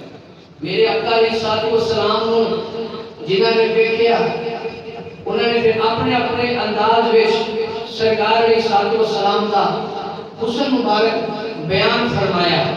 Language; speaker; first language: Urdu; non-native, local second language; Punjabi